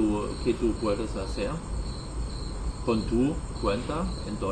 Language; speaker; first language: Spanish; non-native, learner; German